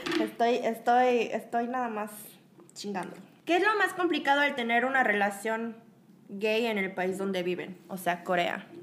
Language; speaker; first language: Spanish; native; Spanish